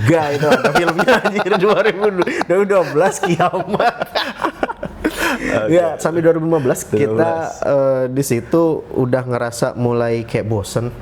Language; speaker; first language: Indonesian; native; Indonesian